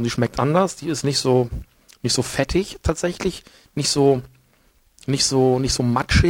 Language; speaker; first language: German; native; German